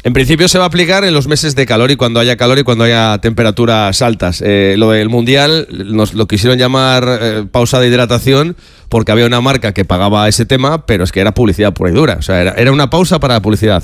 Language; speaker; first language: Spanish; native; Spanish